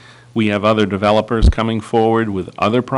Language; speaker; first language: English; native; English